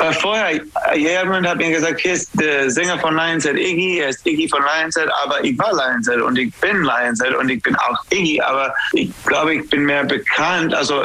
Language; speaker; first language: German; non-native, fluent; English